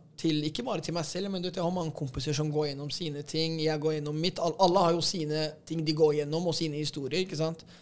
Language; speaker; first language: Norwegian; native; Norwegian